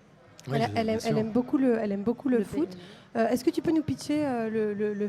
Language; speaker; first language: French; native; French